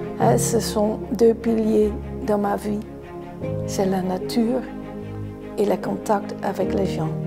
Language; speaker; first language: French; non-native, fluent; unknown